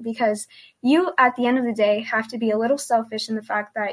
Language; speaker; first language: English; early bilingual, other home language; Spanish